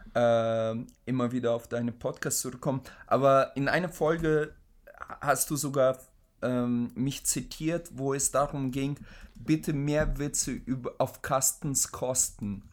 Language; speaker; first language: German; native; German